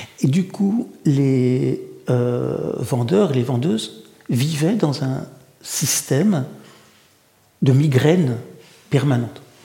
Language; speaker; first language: French; early bilingual, other home language; Russian